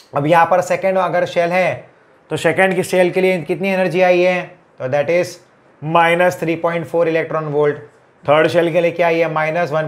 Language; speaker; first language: Hindi; non-native, local second language; Gujarati